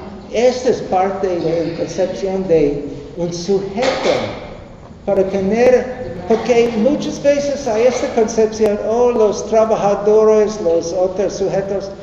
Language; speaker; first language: Spanish; non-native, learner; English